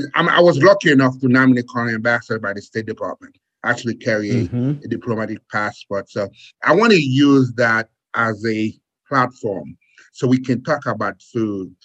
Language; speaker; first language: English; non-native, fluent; Haitian Creole